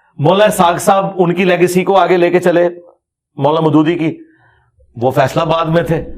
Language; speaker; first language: Urdu; non-native, local second language; Punjabi